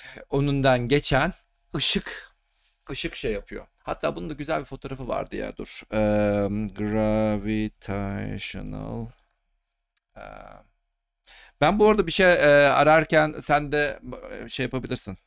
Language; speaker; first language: Turkish; native; Turkish